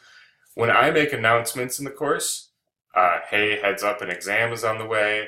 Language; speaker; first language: English; native; English